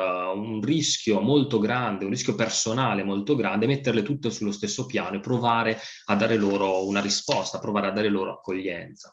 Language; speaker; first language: Italian; native; Italian